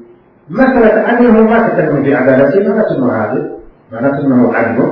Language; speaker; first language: Arabic; native; Arabic